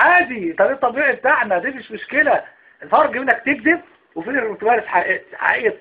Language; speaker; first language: Arabic; native; Arabic